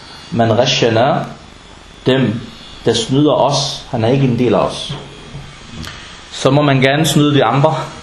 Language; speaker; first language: Danish; non-native, fluent; Arabic